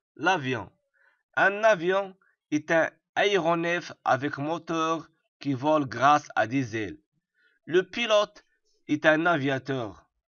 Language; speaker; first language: French; non-native, local second language; Arabic